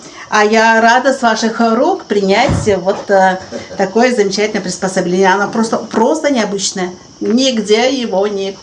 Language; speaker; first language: Russian; native; Russian